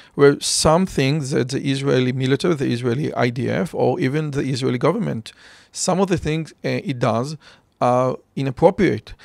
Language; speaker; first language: English; non-native, fluent; Hebrew